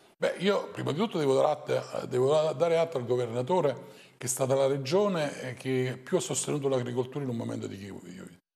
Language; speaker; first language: Italian; native; Italian